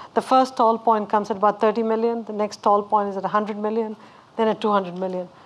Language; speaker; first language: English; non-native, local second language; Tamil